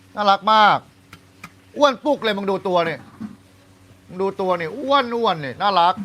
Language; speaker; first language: Thai; native; Thai